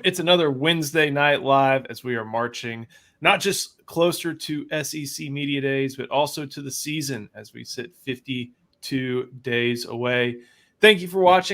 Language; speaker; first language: English; native; English